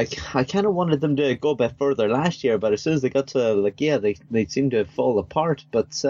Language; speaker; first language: English; native; English